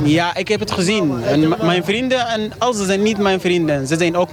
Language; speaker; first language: Dutch; non-native, fluent; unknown